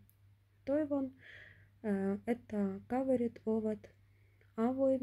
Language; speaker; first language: Finnish; non-native, learner; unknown